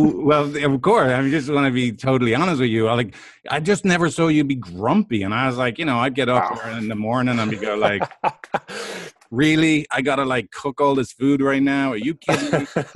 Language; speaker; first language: English; native; English